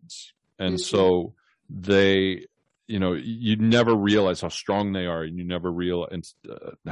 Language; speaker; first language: English; native; English